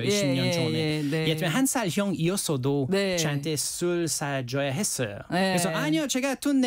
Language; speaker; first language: Korean; non-native, learner; French